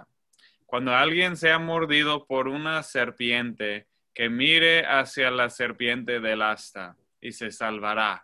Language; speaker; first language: Spanish; non-native, fluent; English